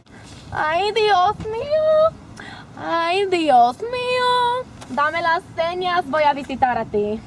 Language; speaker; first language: Spanish; non-native, learner; English